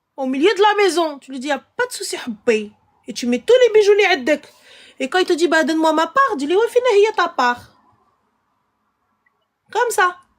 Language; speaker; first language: French; early bilingual, other home language; Arabic